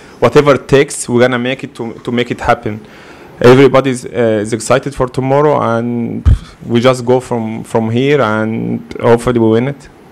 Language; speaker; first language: English; non-native, fluent; Arabic